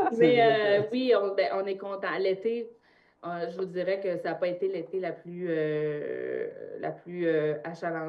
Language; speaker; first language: French; native; French